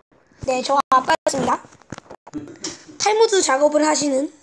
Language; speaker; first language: Korean; native; Korean